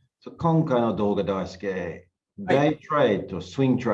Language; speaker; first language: Japanese; non-native, learner; English